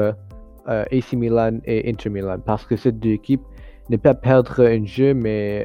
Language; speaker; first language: French; non-native, learner; English